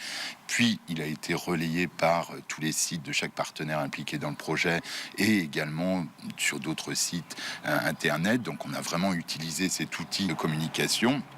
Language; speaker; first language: French; native; French